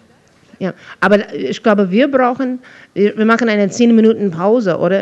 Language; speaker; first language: German; non-native, fluent; English